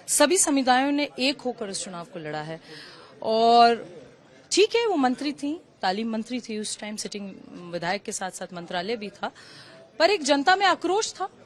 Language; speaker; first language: Hindi; native; Hindi